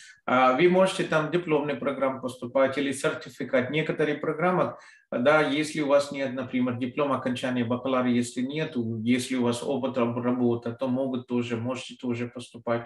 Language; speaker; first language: Russian; non-native, fluent; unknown